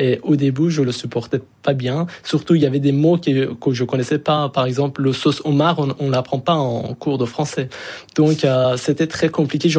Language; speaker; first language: French; non-native, fluent; Persian